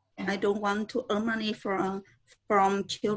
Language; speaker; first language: English; non-native, learner; Vietnamese